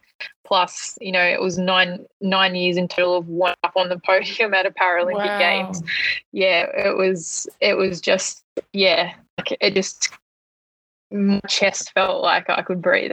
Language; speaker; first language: English; native; English